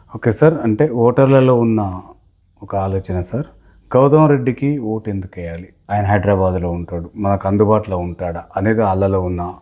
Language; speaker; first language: Telugu; native; Telugu